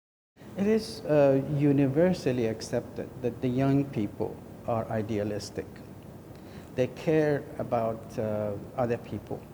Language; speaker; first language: English; non-native, fluent; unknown